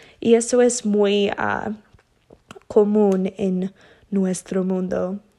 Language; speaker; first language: Spanish; non-native, learner; English